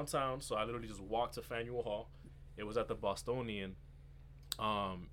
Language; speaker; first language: English; native; English